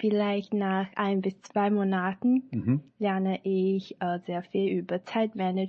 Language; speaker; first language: German; non-native, learner; Chinese